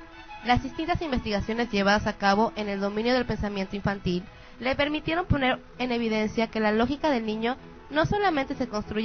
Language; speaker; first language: Spanish; native; Spanish